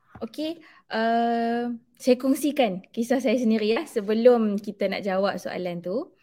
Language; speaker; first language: Malay; native; Malay